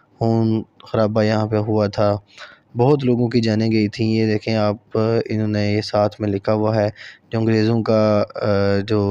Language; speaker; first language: Urdu; non-native, local second language; Punjabi